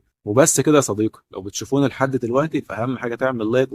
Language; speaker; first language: Arabic; native; Arabic